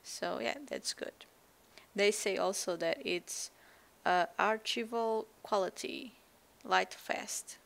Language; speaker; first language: English; non-native, fluent; Portuguese